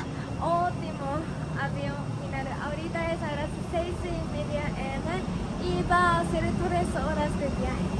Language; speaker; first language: Spanish; non-native, learner; Japanese